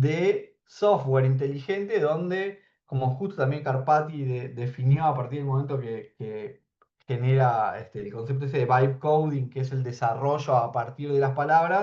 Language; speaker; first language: Spanish; native; Spanish